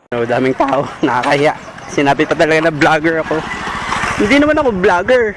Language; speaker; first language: Filipino; native; Filipino